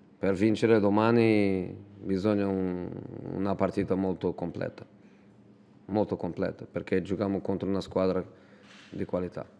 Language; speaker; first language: Italian; non-native, fluent; Portuguese